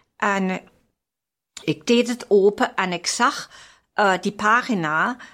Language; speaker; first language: Dutch; non-native, fluent; German